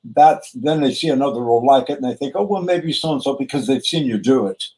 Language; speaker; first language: English; native; English